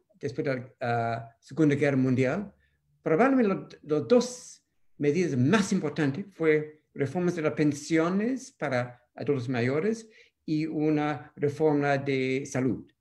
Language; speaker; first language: Spanish; non-native, fluent; English